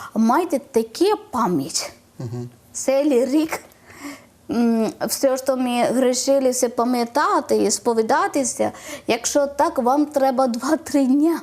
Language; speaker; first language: Ukrainian; non-native, learner; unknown